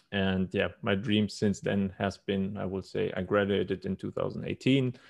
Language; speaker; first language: English; non-native, fluent; German